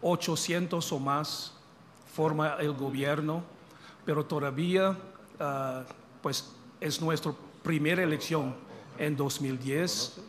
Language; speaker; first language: Spanish; non-native, fluent; English